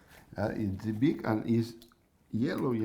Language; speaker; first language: English; non-native, learner; Catalan